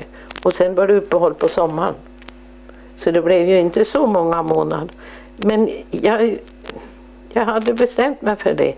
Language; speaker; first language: Swedish; native; Swedish